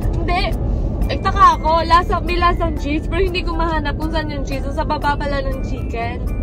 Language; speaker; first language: Filipino; native; Filipino